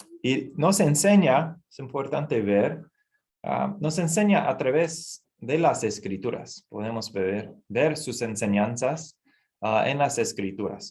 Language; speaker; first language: Spanish; non-native, fluent; English